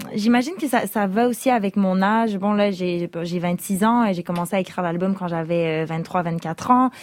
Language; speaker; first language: French; native; French